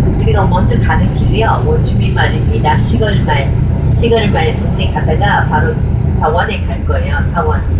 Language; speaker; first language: Korean; non-native, learner; Chinese